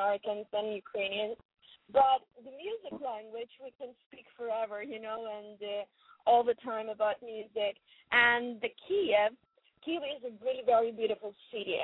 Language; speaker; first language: English; non-native, learner; Ukrainian